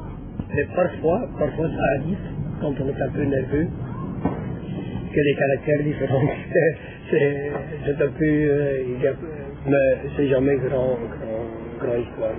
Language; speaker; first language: French; non-native, learner; Dutch